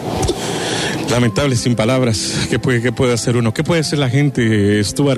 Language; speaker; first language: Spanish; native; Spanish